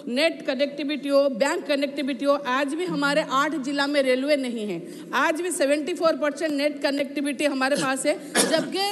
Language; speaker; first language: Hindi; non-native, local second language; Odia